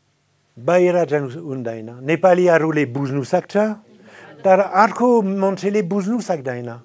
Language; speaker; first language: Nepali; non-native, fluent; French